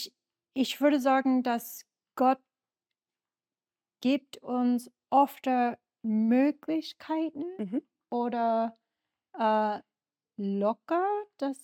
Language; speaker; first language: German; non-native, learner; English